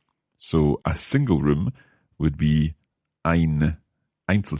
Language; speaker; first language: German; non-native, learner; English